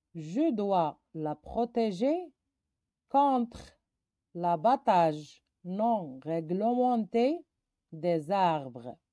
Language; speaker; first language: French; non-native, local second language; Arabic